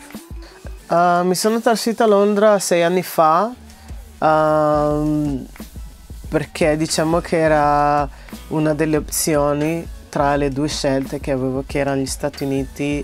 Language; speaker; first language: Italian; early bilingual, other home language; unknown